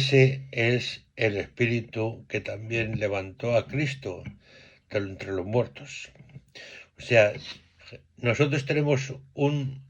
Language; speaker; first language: Spanish; native; Spanish